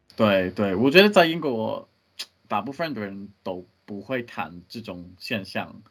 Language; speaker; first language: Chinese; non-native, learner; English